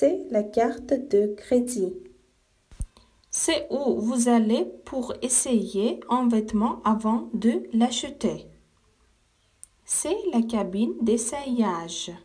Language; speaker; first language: French; non-native, fluent; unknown